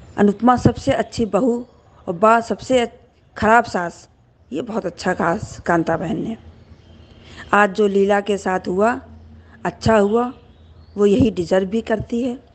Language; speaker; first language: Hindi; native; Hindi